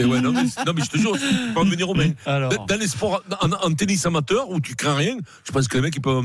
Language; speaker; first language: French; native; French